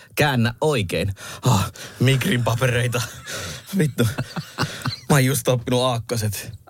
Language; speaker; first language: Finnish; early bilingual, other home language; Somali